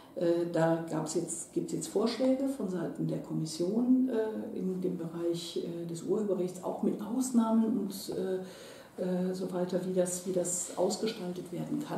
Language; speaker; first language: German; native; German